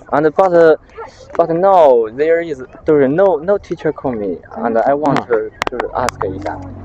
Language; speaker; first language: English; non-native, learner; Chinese